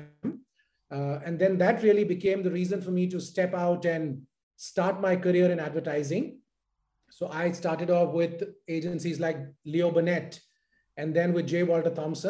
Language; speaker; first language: English; non-native, local second language; Hindi